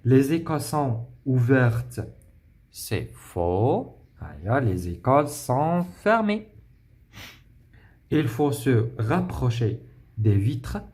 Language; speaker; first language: French; non-native, local second language; Arabic